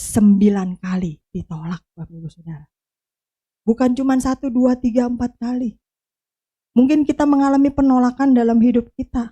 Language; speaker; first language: Indonesian; native; Indonesian